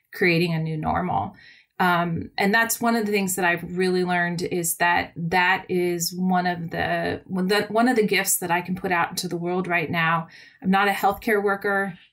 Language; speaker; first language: English; native; English